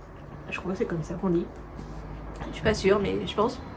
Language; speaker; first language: French; native; French